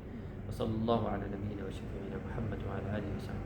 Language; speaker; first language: Arabic; non-native, fluent; Malay